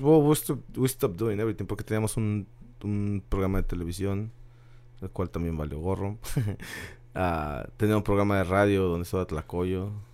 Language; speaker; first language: Spanish; native; Spanish